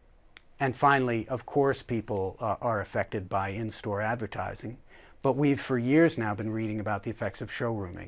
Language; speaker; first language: English; native; English